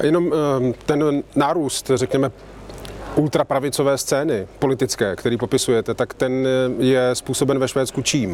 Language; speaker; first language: Czech; native; Czech